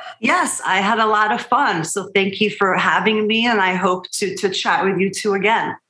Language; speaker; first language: English; early bilingual, other home language; Hebrew